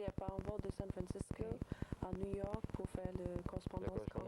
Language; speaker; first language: French; non-native, learner; English